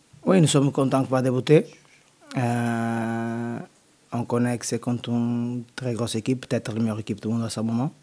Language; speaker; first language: French; non-native, learner; Portuguese